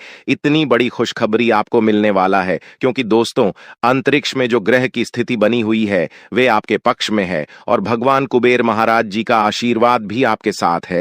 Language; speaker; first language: Hindi; non-native, local second language; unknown